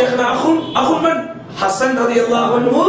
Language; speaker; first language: Arabic; non-native, fluent; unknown